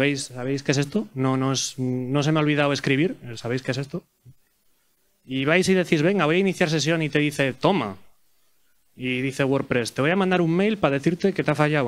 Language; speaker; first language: Spanish; native; Spanish